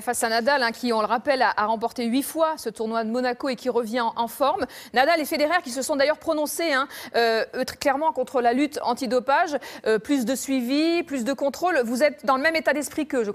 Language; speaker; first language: French; native; French